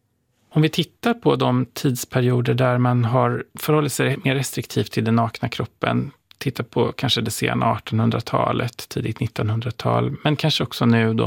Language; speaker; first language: Swedish; native; Swedish